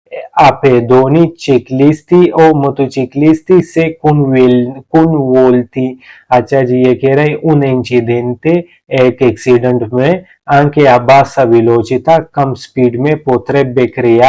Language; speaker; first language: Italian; non-native, learner; Urdu